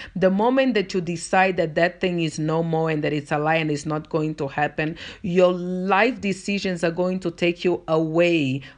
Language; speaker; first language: English; non-native, fluent; Portuguese